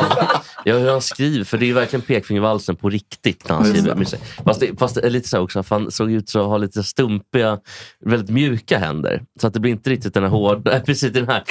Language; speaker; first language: Swedish; native; Swedish